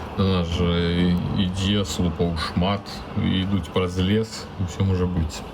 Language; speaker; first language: Belarusian; native; Belarusian